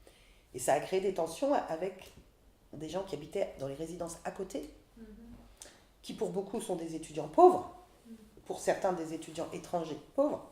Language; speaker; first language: French; native; French